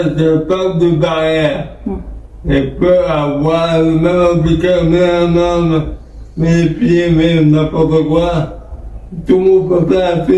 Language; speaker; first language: French; non-native, learner; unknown